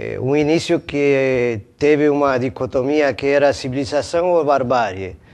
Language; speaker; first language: Portuguese; non-native, fluent; Spanish